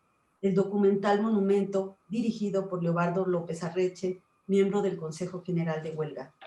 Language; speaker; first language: Spanish; native; Spanish